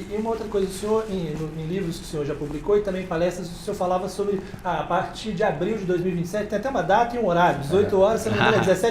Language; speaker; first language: Portuguese; native; Portuguese